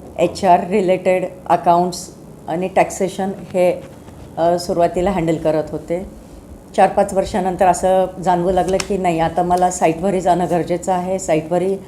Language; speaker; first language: Marathi; native; Marathi